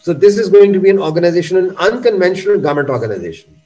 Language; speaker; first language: English; non-native, local second language; Urdu